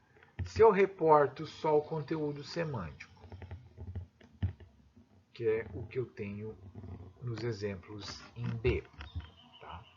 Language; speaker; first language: Portuguese; native; Portuguese